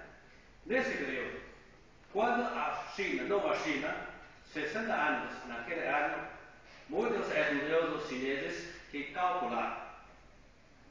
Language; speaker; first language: Portuguese; non-native, fluent; Chinese